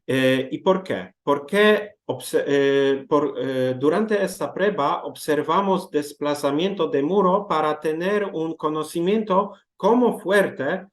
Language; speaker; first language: Spanish; non-native, learner; Polish